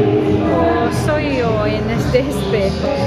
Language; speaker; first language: Spanish; non-native, fluent; Russian